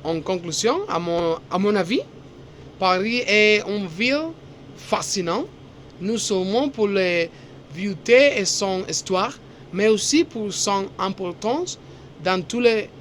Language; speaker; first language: French; non-native, learner; Spanish